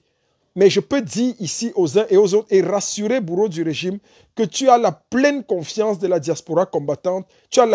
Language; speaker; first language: French; native; French